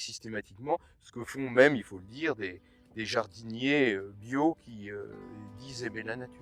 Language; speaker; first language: French; native; French